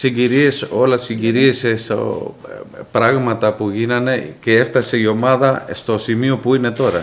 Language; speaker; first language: Greek; non-native, fluent; Spanish